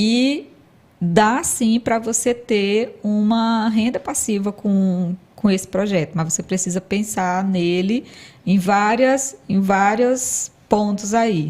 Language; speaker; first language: Portuguese; native; Portuguese